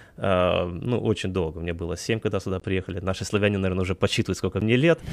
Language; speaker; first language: Russian; native; Russian